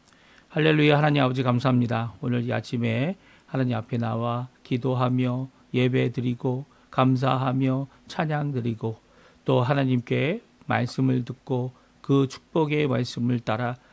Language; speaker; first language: Korean; native; Korean